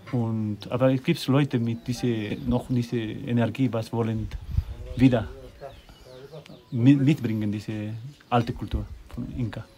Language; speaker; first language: German; non-native, learner; Spanish